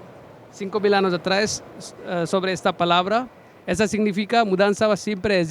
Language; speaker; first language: Portuguese; non-native, learner; Hindi